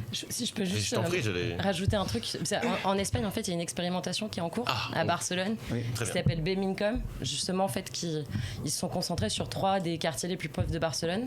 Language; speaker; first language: French; native; French